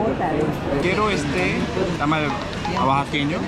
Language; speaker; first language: Spanish; non-native, learner; Korean